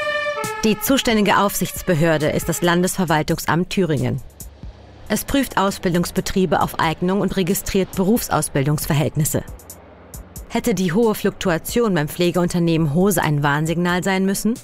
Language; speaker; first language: German; native; German